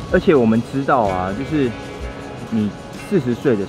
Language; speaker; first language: Chinese; native; Chinese